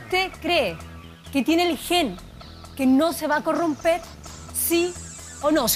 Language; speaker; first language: Spanish; native; Spanish